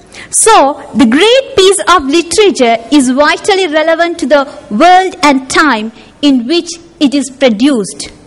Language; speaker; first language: English; non-native, local second language; Tamil